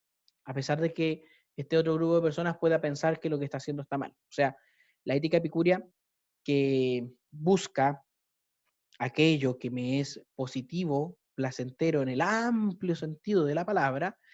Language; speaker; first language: Spanish; native; Spanish